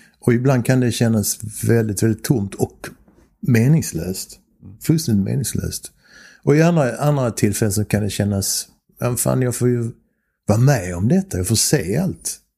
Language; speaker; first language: Swedish; native; Swedish